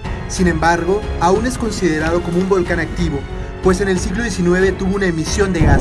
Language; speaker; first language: Spanish; native; Spanish